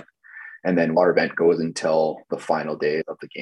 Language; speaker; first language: English; native; English